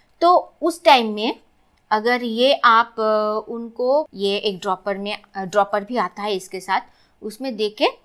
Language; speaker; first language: Hindi; non-native, local second language; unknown